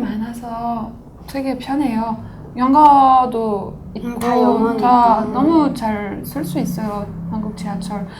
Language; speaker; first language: Korean; non-native, fluent; French